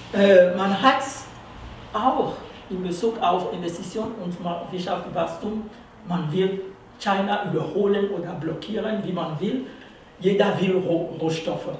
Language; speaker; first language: German; non-native, fluent; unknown